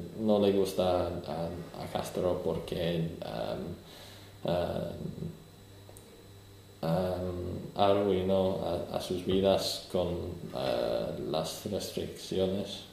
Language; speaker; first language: Spanish; non-native, learner; English